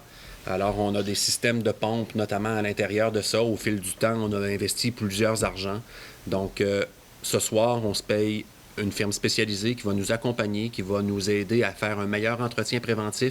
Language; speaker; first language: French; native; French